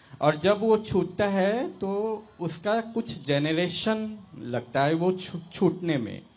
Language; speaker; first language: Hindi; non-native, local second language; Assamese